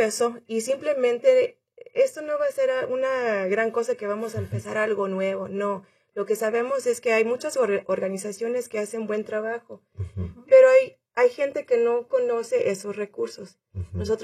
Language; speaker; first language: Spanish; early bilingual, heritage; Spanish